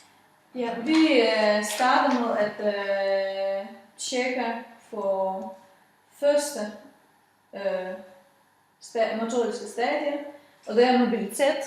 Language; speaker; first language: Danish; non-native, fluent; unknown